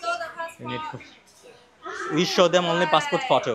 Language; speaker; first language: English; non-native, learner; Bangla